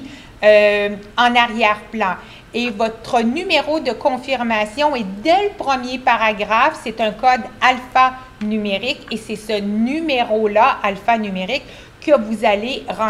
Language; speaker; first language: French; native; French